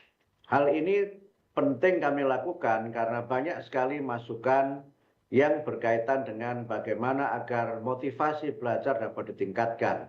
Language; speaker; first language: Indonesian; native; Indonesian